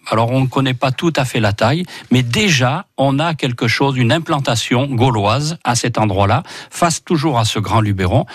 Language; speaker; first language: French; native; French